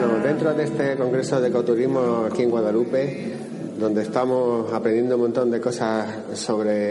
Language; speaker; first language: Spanish; native; Spanish